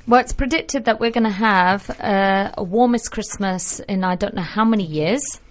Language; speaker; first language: English; native; English